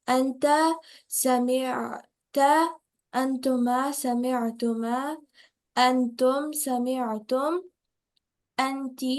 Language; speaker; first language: Arabic; non-native, learner; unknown